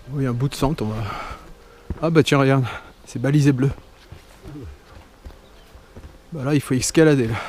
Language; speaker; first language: French; native; French